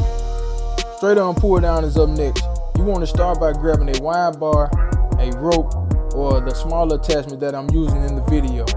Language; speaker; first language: English; native; English